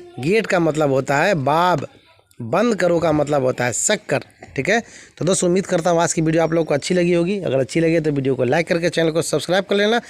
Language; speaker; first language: Hindi; native; Hindi